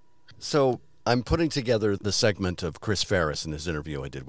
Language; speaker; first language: English; native; English